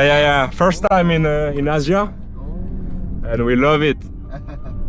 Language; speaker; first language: English; non-native, learner; French